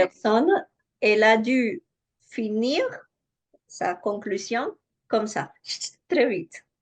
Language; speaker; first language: French; non-native, fluent; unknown